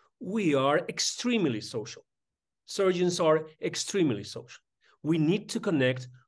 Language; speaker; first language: English; non-native, fluent; Spanish